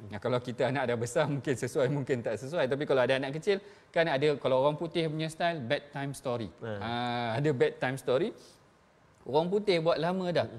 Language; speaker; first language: Malay; native; Malay